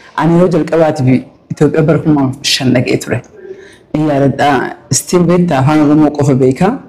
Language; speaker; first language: Oromo; early bilingual, heritage; Oromo